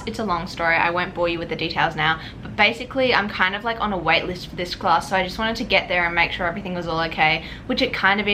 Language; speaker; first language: English; native; English